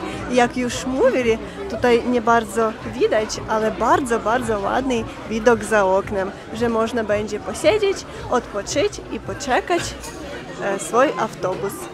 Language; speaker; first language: Polish; non-native, fluent; Ukrainian